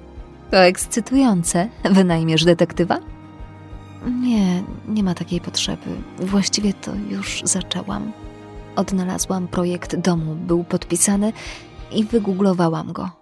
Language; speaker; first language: Polish; native; Polish